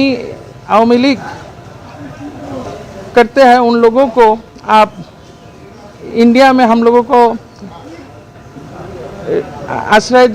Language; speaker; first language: Hindi; non-native, learner; Bangla